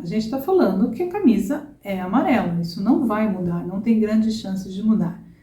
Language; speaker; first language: Portuguese; native; Portuguese